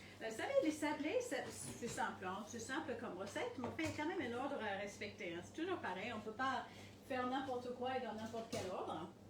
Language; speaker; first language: French; non-native, fluent; English